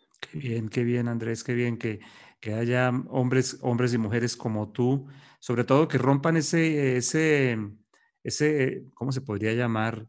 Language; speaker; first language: Spanish; native; Spanish